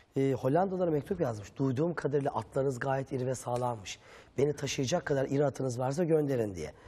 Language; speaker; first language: Turkish; native; Turkish